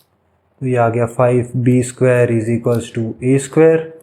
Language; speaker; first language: Hindi; native; Hindi